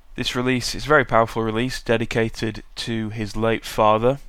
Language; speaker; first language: English; native; English